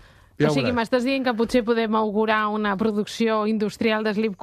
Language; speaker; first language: Catalan; native; Catalan